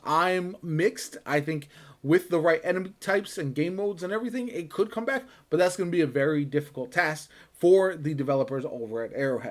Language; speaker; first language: English; native; English